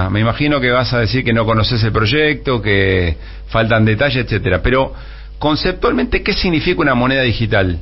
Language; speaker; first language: Spanish; native; Spanish